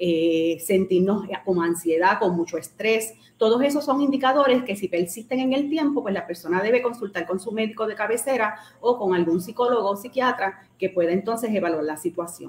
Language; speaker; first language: Spanish; native; Spanish